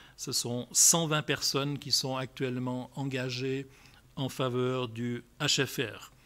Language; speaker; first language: French; native; French